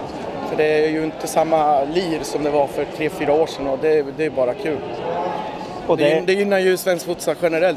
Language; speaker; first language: Swedish; native; Swedish